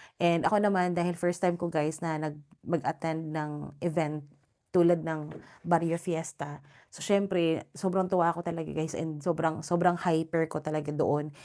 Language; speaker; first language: Filipino; native; Filipino